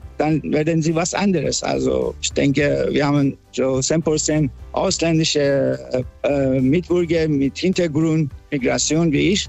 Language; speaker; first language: German; non-native, fluent; Persian